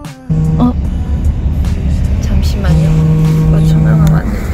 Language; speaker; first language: Korean; non-native, fluent; Chinese